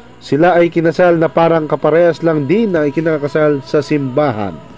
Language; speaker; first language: Filipino; native; Filipino